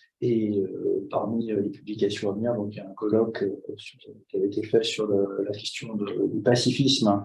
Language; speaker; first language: French; native; French